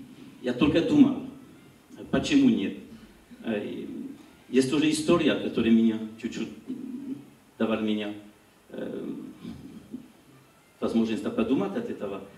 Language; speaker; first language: Russian; non-native, learner; French